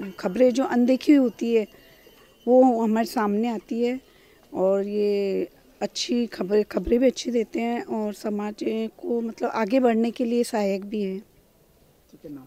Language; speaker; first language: Hindi; native; Hindi